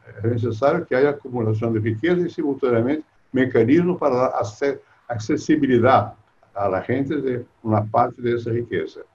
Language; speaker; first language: Spanish; non-native, fluent; Portuguese